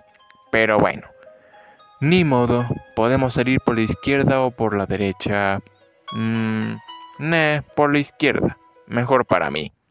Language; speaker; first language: Spanish; native; Spanish